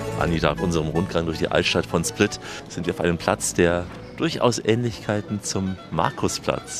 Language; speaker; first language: German; native; German